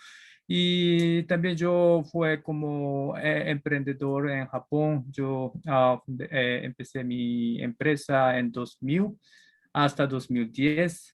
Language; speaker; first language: Spanish; non-native, learner; Japanese